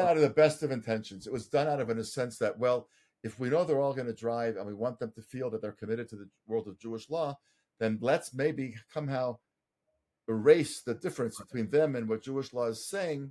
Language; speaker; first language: English; native; English